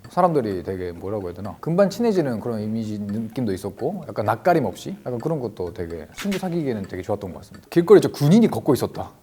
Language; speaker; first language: Korean; non-native, fluent; Japanese